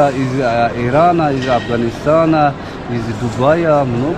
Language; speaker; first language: Russian; non-native, local second language; Tajik